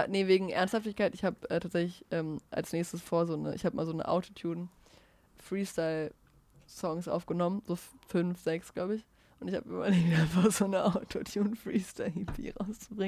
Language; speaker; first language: German; native; German